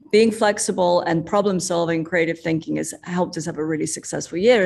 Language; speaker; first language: English; native; English